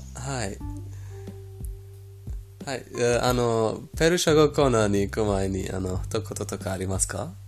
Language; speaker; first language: Japanese; non-native, fluent; Persian